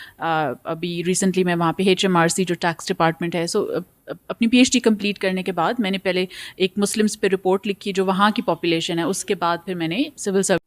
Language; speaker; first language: Urdu; early bilingual, heritage; Urdu